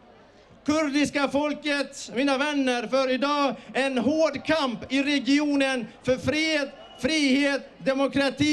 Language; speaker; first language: Swedish; early bilingual, other home language; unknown